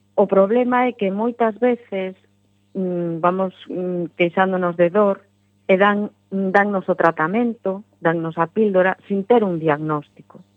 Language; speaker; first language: Galician; non-native, local second language; Spanish